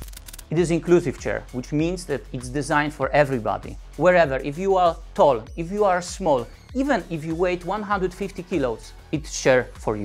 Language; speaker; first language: English; non-native, fluent; Polish